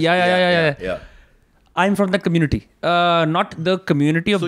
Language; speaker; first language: English; non-native, local second language; Hindi